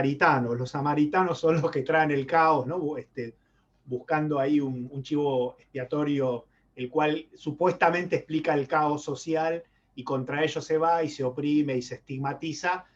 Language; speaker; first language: Spanish; native; Spanish